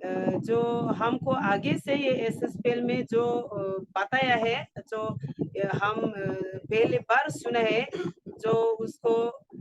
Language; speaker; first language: Hindi; non-native, local second language; Garo